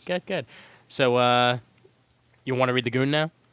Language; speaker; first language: English; native; English